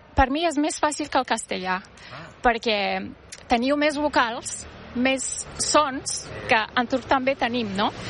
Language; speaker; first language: Catalan; non-native, fluent; Turkish